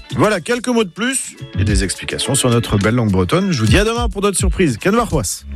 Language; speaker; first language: French; native; French